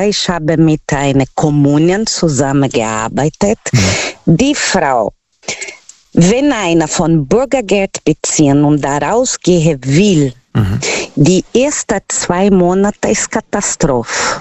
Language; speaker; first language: German; non-native, fluent; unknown